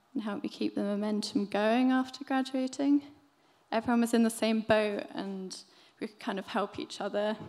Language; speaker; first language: English; native; English